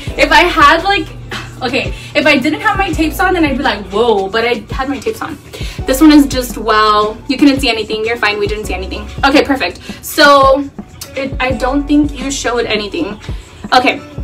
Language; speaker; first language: English; early bilingual, other home language; Spanish